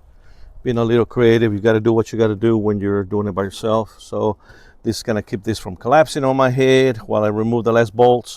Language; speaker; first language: English; native; English